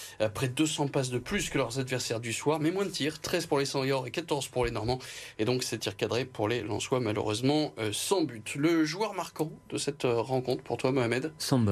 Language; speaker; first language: French; native; French